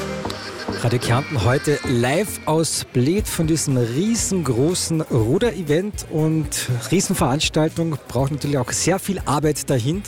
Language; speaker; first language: German; native; German